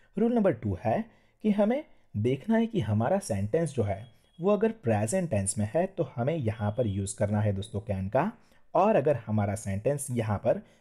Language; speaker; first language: Hindi; non-native, local second language; Gujarati